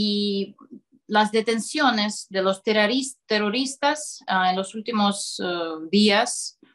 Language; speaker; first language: Spanish; non-native, fluent; Russian